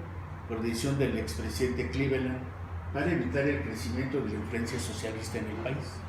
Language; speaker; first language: Spanish; native; Spanish